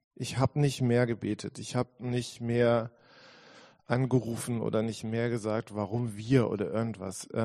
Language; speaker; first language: German; native; German